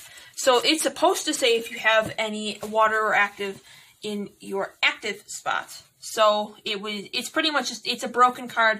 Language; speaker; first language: English; native; English